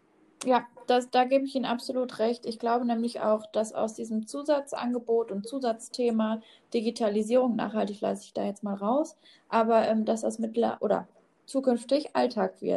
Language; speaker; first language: German; native; German